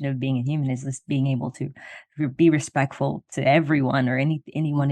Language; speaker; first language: English; native; English